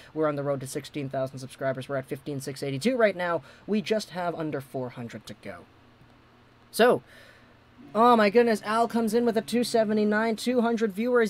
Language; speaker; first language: English; native; English